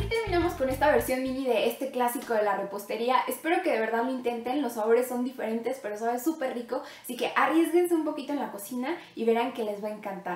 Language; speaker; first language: Spanish; native; Spanish